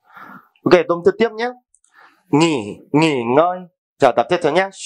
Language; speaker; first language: Vietnamese; non-native, fluent; Korean